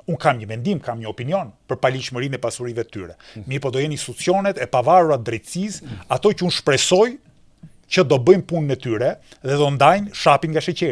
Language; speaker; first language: Albanian; native; Albanian